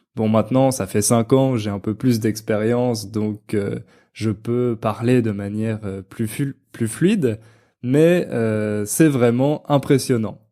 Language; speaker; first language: French; native; French